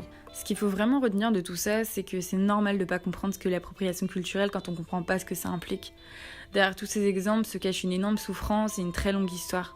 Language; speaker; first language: French; native; French